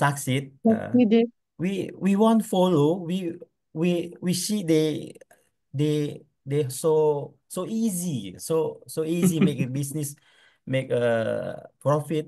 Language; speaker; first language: English; non-native, learner; Indonesian